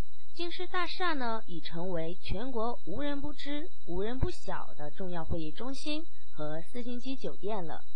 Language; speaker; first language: Chinese; non-native, fluent; Mongolian